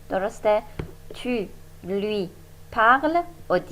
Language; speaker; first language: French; non-native, fluent; Persian